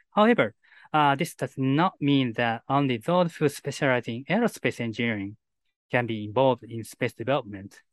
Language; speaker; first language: English; non-native, fluent; Japanese